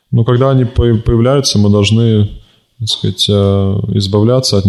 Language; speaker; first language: Russian; native; Russian